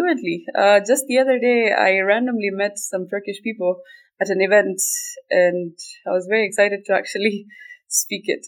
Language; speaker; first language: English; non-native, local second language; Somali